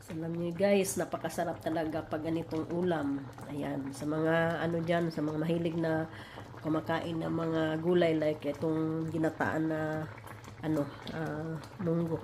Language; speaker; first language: Filipino; non-native, local second language; Cebuano